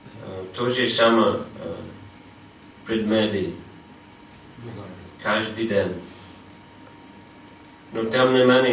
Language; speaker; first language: Russian; non-native, fluent; English